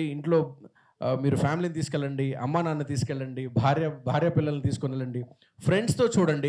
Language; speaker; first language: Telugu; native; Telugu